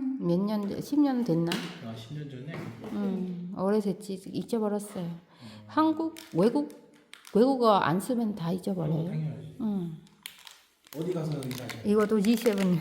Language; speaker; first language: Korean; non-native, learner; Vietnamese